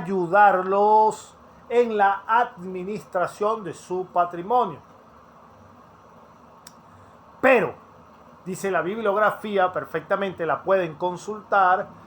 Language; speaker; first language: Spanish; native; Spanish